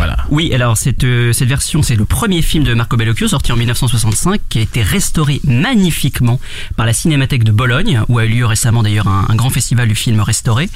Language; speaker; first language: French; native; French